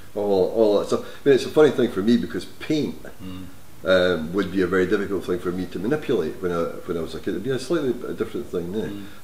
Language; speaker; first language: English; native; English